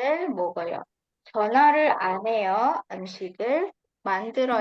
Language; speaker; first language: Korean; non-native, fluent; Indonesian